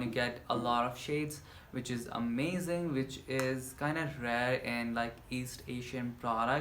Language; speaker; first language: English; non-native, local second language; Nepali